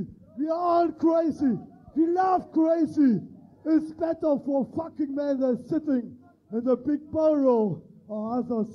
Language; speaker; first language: English; non-native, learner; German